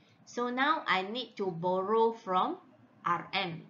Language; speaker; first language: English; non-native, local second language; Malay